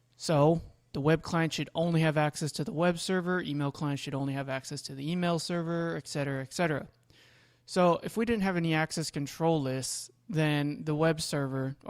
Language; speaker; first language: English; native; English